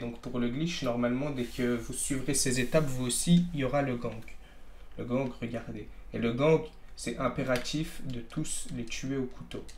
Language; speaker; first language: French; native; French